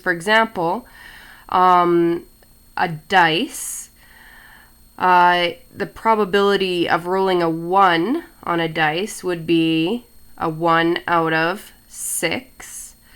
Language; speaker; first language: English; native; English